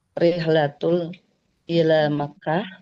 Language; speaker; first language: Arabic; non-native, learner; Indonesian